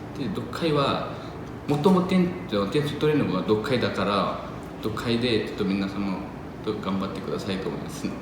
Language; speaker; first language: Japanese; non-native, learner; Nepali